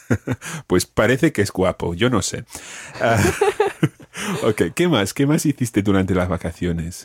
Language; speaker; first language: Spanish; non-native, fluent; English